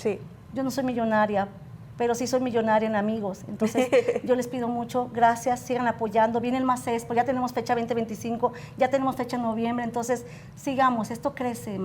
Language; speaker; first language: Spanish; native; Spanish